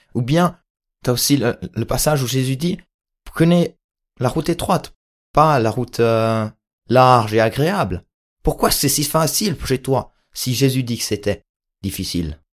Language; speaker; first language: French; native; French